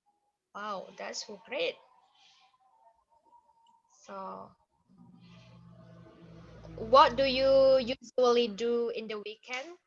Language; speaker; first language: English; non-native, fluent; Indonesian